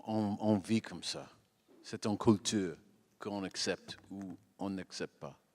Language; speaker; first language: French; non-native, learner; English